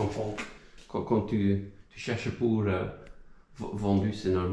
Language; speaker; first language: French; non-native, learner; Dutch